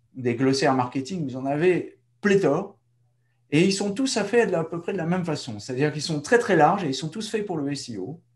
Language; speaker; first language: French; native; French